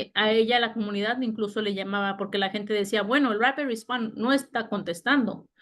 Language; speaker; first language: Spanish; native; Spanish